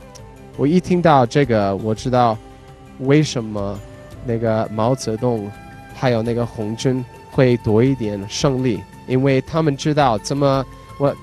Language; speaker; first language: Chinese; non-native, fluent; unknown